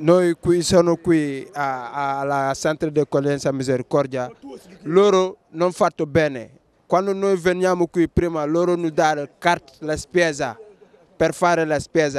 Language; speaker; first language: Italian; non-native, learner; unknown